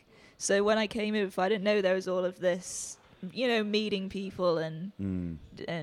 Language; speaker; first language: English; native; English